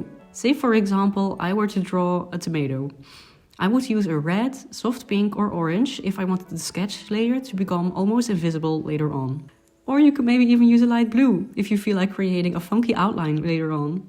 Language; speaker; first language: English; non-native, fluent; Dutch